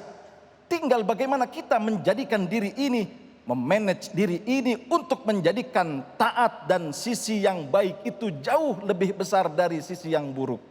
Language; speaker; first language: Indonesian; native; Indonesian